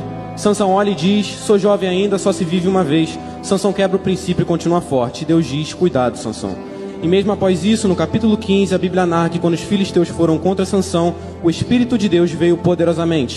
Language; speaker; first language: Portuguese; native; Portuguese